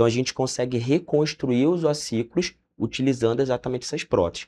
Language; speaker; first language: Portuguese; native; Portuguese